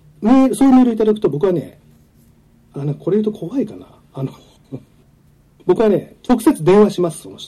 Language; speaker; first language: Japanese; native; Japanese